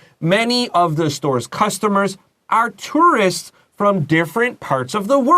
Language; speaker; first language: English; native; English